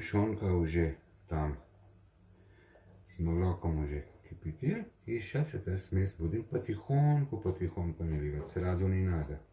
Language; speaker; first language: Russian; non-native, learner; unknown